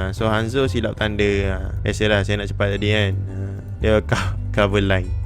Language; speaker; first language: Malay; native; Malay